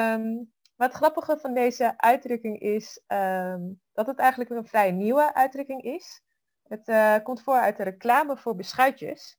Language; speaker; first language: Dutch; native; Dutch